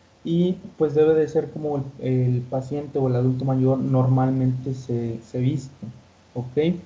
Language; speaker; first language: Spanish; native; Spanish